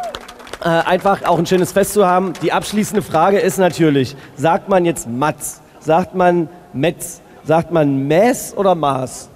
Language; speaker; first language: German; native; German